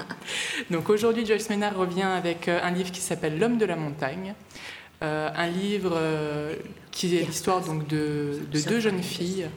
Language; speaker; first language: French; native; French